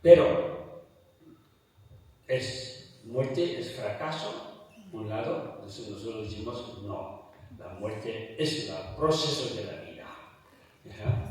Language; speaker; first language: Spanish; non-native, fluent; Tibetan